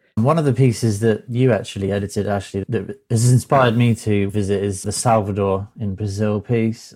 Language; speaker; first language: English; native; English